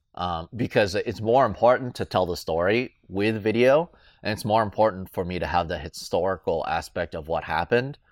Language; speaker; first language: English; native; English